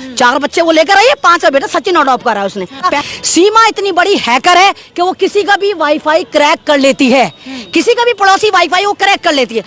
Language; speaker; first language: Hindi; native; Hindi